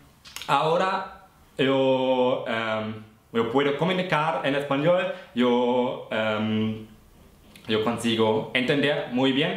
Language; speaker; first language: Spanish; non-native, fluent; German